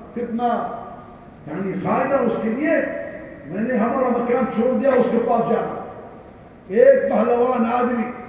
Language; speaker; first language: Urdu; non-native, learner; Arabic